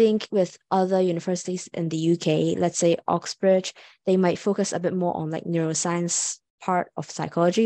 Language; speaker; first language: English; non-native, local second language; Cantonese